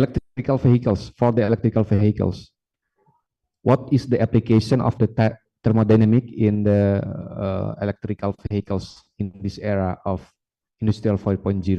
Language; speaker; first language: English; non-native, fluent; Indonesian